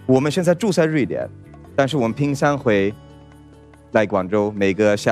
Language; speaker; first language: Chinese; non-native, fluent; Swedish